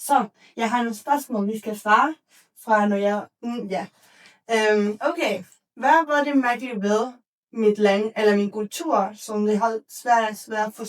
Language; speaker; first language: Danish; non-native, learner; Spanish